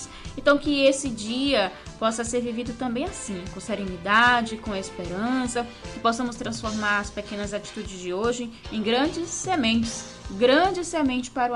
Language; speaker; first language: Portuguese; native; Portuguese